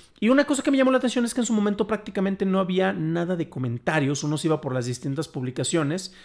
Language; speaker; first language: Spanish; native; Spanish